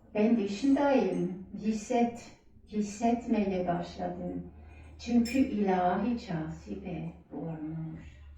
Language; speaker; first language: Turkish; non-native, learner; German